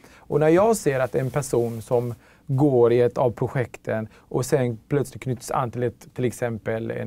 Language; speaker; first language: Swedish; early bilingual, other home language; Tigrinya